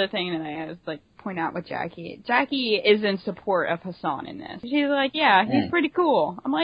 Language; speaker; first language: English; native; English